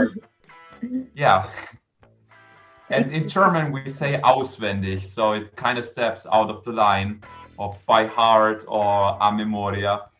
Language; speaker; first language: English; non-native, fluent; German